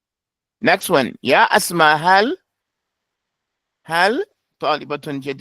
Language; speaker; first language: Arabic; non-native, fluent; English